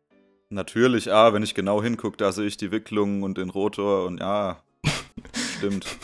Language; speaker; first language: German; native; German